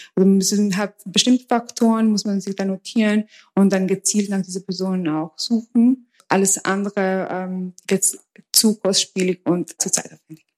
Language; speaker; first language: German; early bilingual, other home language; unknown